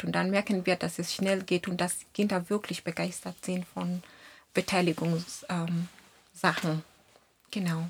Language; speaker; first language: German; non-native, fluent; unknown